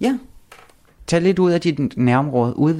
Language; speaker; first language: Danish; native; Danish